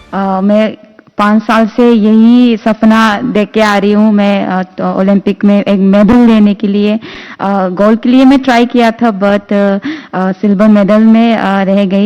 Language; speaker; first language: Hindi; non-native, local second language; Manipuri